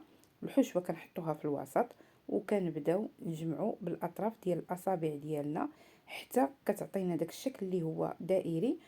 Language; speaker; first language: Arabic; native; Arabic